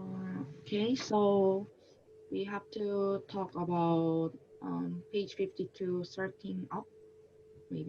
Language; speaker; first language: English; non-native, learner; Korean